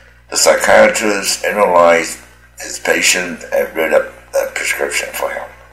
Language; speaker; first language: English; non-native, fluent; Chinese